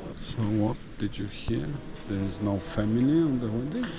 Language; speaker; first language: English; non-native, learner; Polish